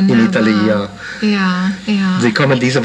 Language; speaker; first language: German; non-native, learner; English